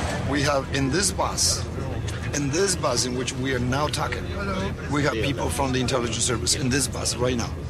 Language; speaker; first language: English; non-native, fluent; Spanish